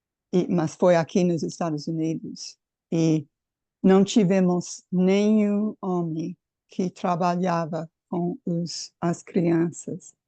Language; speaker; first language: Portuguese; non-native, fluent; English